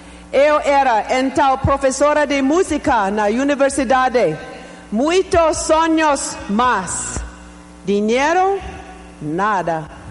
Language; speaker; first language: Portuguese; non-native, learner; English